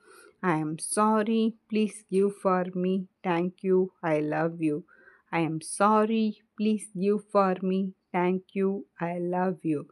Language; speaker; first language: English; non-native, learner; Tamil